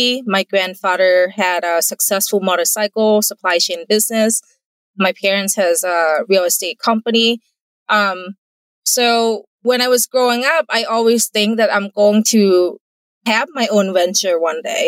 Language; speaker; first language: English; non-native, fluent; Thai